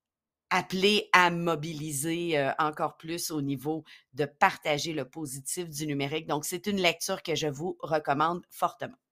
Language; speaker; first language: French; native; French